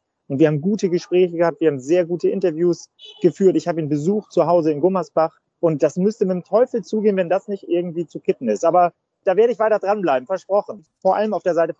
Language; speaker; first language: German; native; German